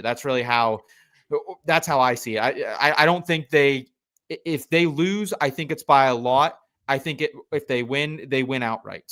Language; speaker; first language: English; native; English